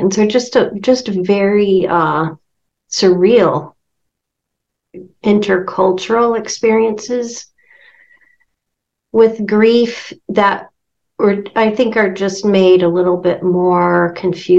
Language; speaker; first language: English; native; English